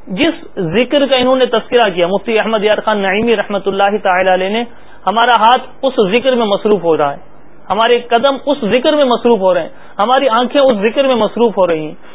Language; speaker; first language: Urdu; native; Urdu